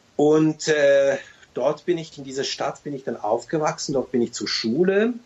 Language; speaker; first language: German; early bilingual, other home language; Turkish